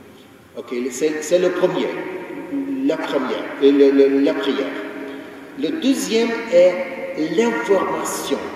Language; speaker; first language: French; non-native, fluent; Ukrainian